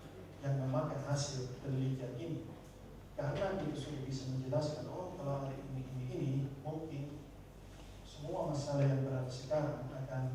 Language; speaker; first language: Indonesian; non-native, fluent; Dutch